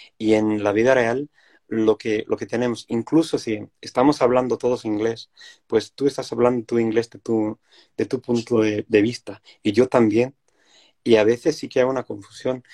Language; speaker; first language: Spanish; non-native, fluent; English